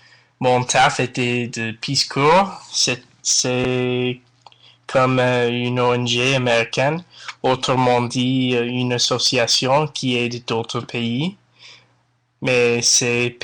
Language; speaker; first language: French; non-native, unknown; English